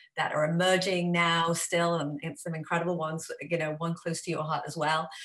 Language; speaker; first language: English; native; English